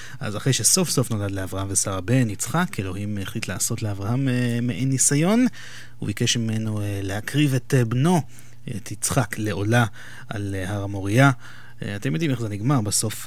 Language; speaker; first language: Hebrew; native; Hebrew